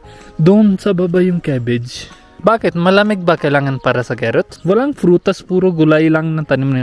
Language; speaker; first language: Filipino; non-native, learner; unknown